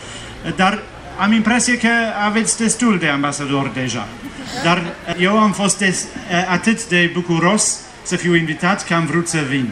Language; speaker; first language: Romanian; non-native, fluent; English